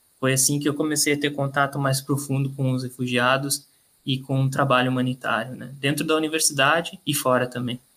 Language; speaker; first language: Portuguese; native; Portuguese